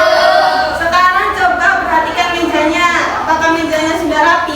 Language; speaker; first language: Indonesian; native; Indonesian